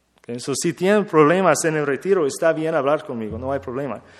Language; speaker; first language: Spanish; non-native, learner; English